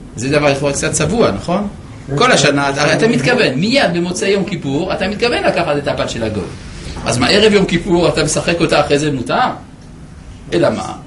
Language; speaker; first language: Hebrew; non-native, fluent; French